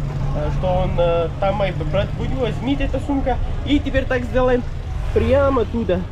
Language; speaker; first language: Russian; non-native, learner; Pashto